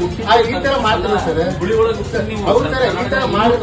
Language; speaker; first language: Kannada; non-native, learner; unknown